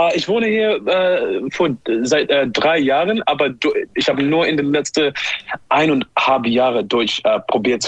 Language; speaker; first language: German; non-native, learner; English